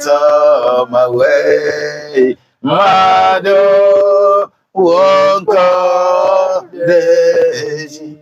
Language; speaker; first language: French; non-native, local second language; Ewe